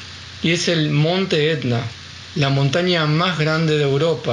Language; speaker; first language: Spanish; native; Spanish